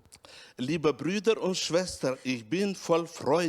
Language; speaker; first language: German; non-native, fluent; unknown